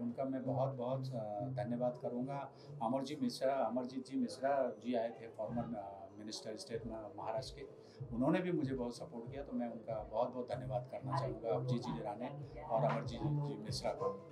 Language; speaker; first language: Hindi; native; Hindi